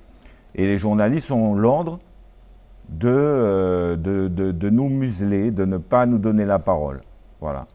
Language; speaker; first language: French; native; French